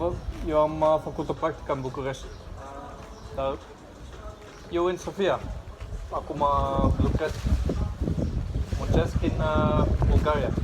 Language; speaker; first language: Romanian; non-native, learner; Bulgarian